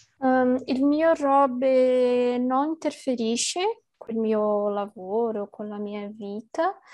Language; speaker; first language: Italian; non-native, learner; Portuguese